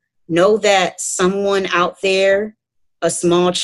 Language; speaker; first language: English; native; English